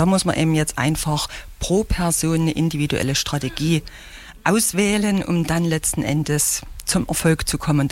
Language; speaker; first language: German; native; German